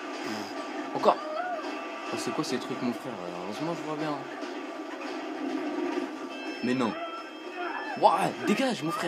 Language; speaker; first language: French; native; French